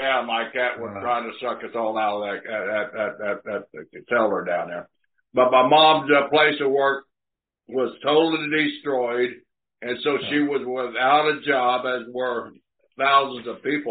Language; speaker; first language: English; native; English